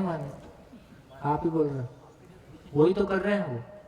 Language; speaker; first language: Hindi; native; Hindi